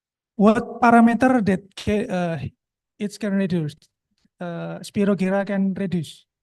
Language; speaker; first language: English; non-native, local second language; Indonesian